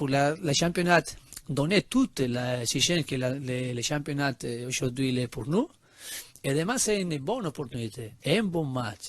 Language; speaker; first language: French; non-native, learner; Spanish